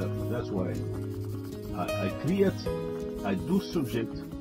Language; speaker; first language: English; non-native, learner; Arabic